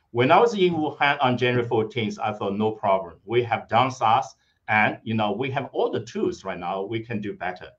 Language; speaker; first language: English; non-native, fluent; Chinese